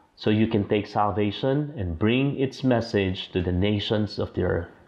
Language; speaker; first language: English; non-native, local second language; Filipino